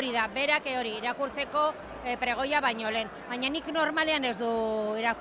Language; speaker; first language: Basque; non-native, local second language; Spanish